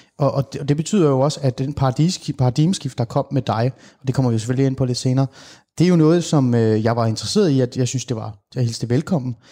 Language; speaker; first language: Danish; early bilingual, other home language; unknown